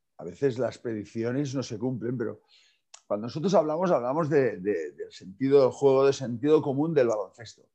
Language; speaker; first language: Spanish; non-native, local second language; Catalan